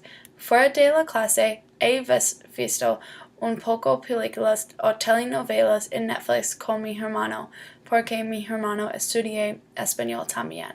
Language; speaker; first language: Spanish; non-native, learner; English